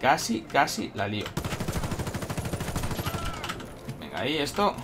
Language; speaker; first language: Spanish; native; Spanish